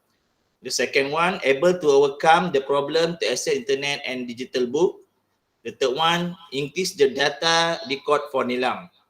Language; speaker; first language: English; non-native, local second language; Malay